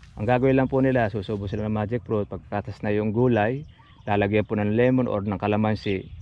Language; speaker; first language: Filipino; native; Filipino